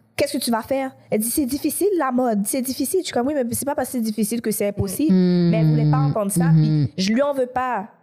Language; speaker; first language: French; native; French